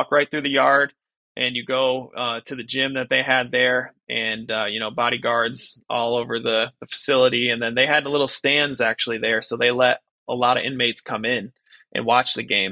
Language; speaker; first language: English; native; English